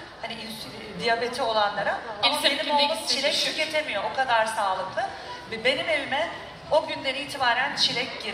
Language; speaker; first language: Turkish; native; Turkish